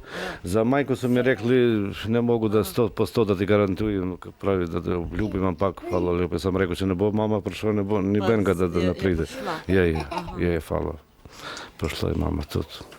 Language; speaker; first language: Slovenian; non-native, learner; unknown